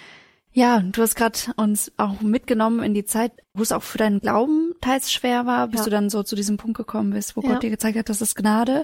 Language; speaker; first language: German; native; German